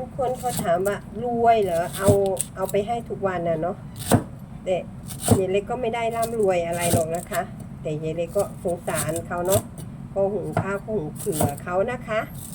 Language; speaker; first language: Thai; non-native, local second language; Northern Khmer